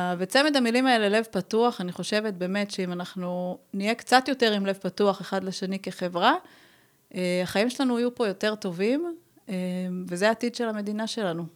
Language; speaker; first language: Hebrew; native; Hebrew